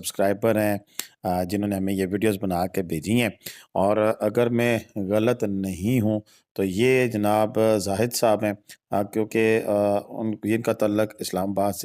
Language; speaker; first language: Hindi; non-native, local second language; Punjabi